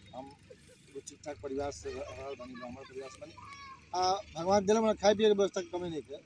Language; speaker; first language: Bhojpuri; native; Bhojpuri